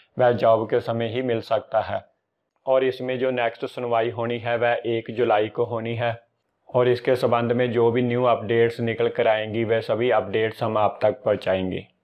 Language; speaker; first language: Hindi; non-native, local second language; Punjabi